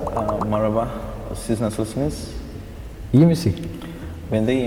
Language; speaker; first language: Turkish; non-native, learner; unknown